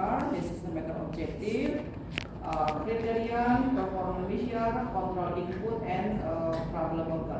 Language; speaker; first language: English; non-native, learner; Indonesian